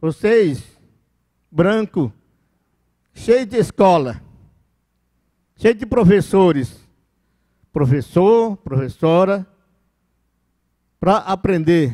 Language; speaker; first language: Portuguese; non-native, local second language; Yanomámi